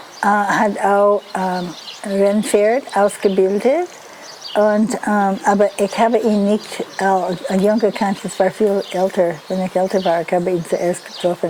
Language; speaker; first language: German; non-native, learner; English